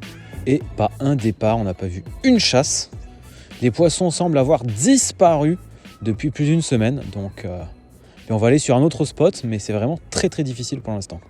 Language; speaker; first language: French; native; French